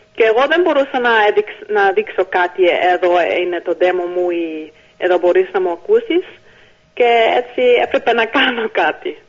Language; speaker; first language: Greek; early bilingual, heritage; Greek